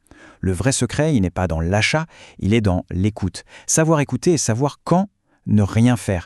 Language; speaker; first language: French; native; French